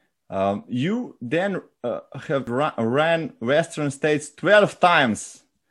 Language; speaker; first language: English; non-native, learner; Slovenian